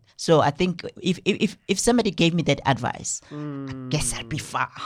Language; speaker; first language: English; non-native, local second language; Zulu